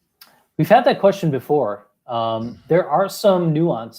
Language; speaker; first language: English; native; English